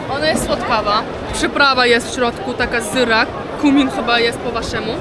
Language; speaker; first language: Polish; non-native, fluent; Uzbek